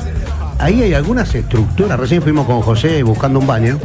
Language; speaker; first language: Spanish; native; Spanish